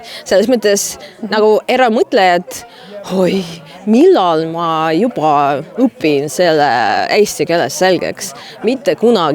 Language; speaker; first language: Estonian; non-native, fluent; Russian